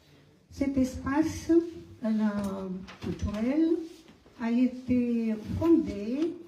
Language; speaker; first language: French; non-native, fluent; Romanian